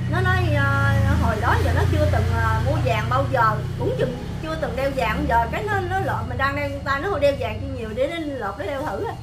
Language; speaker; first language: Vietnamese; native; Vietnamese